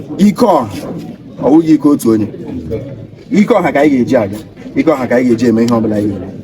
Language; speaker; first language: Igbo; native; Igbo